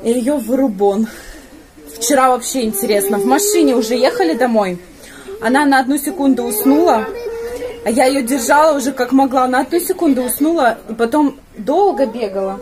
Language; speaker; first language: Russian; native; Russian